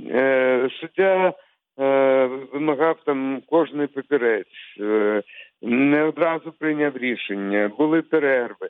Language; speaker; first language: Ukrainian; non-native, local second language; Russian